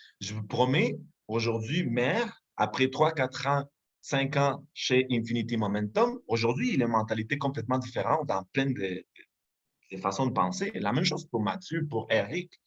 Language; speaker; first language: French; non-native, fluent; Spanish